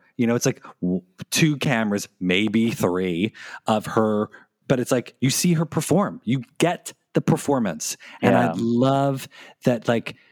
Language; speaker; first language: English; native; English